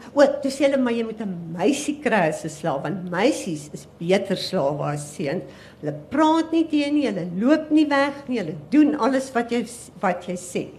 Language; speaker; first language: Afrikaans; native; Afrikaans